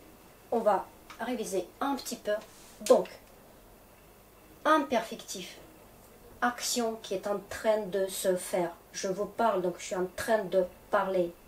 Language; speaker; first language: French; non-native, fluent; Russian